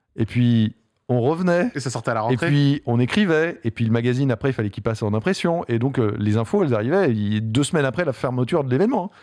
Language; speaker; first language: French; native; French